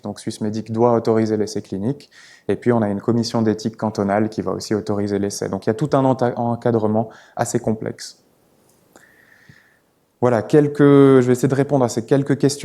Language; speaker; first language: French; native; French